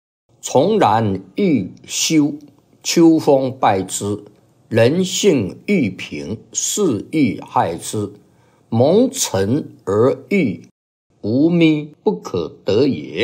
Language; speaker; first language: Chinese; native; Chinese